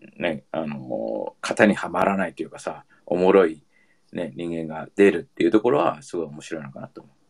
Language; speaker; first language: Japanese; early bilingual, heritage; Japanese